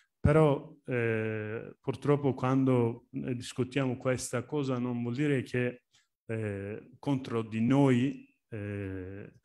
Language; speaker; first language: Italian; non-native, learner; Turkish